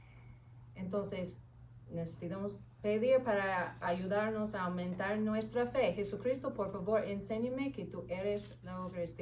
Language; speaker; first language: Spanish; non-native, fluent; English